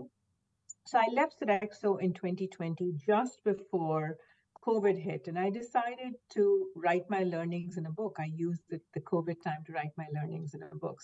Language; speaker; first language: English; non-native, local second language; Hindi